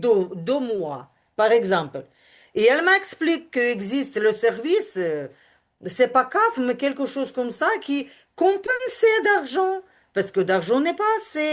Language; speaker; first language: French; non-native, learner; Ukrainian